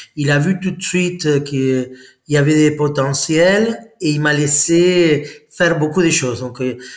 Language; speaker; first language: French; non-native, fluent; Spanish